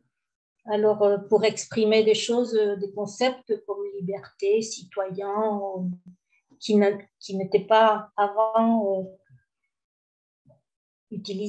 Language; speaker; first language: French; early bilingual, heritage; French